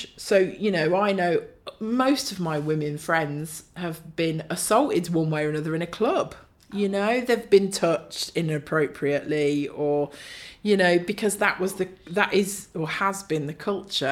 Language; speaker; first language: English; native; English